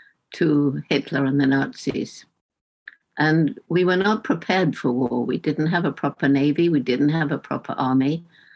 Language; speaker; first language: English; native; English